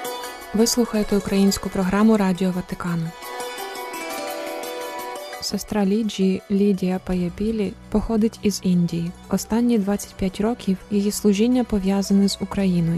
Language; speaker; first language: Ukrainian; native; Ukrainian